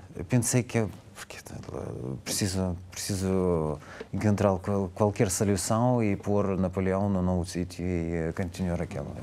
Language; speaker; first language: Portuguese; non-native, learner; Russian